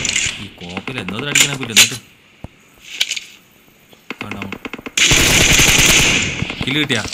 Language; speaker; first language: Malayalam; native; Malayalam